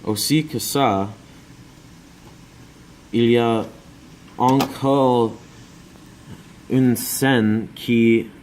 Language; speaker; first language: French; non-native, learner; English